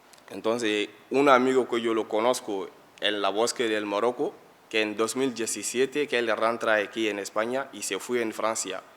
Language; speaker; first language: Spanish; non-native, learner; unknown